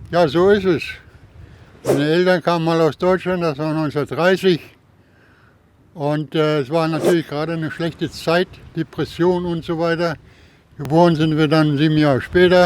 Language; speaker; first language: German; early bilingual, heritage; German